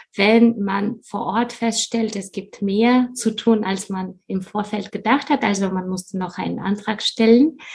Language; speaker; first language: German; non-native, fluent; Russian